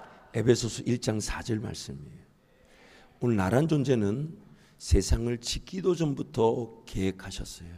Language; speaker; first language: Korean; native; Korean